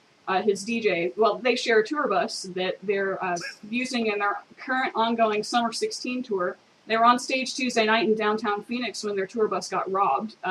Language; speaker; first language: English; native; English